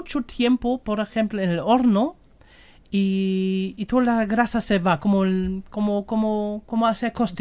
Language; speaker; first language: Spanish; non-native, fluent; German